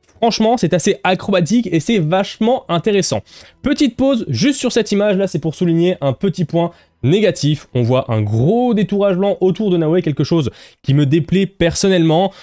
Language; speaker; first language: French; native; French